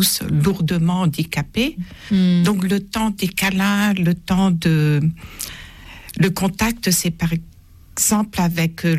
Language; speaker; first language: French; native; French